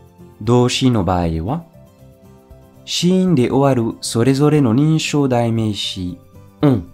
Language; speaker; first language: Japanese; non-native, fluent; French